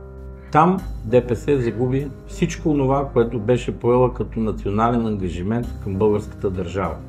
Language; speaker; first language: Bulgarian; native; Bulgarian